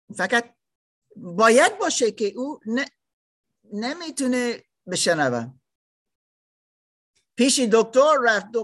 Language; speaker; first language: Persian; non-native, learner; German